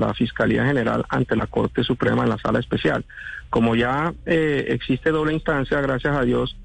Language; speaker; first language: Spanish; non-native, local second language; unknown